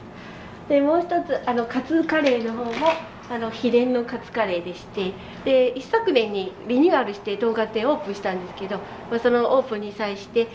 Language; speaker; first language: Japanese; native; Japanese